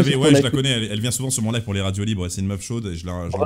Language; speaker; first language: French; native; French